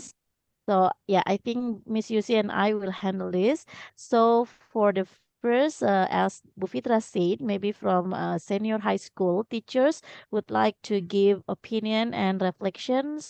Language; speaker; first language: English; non-native, fluent; Indonesian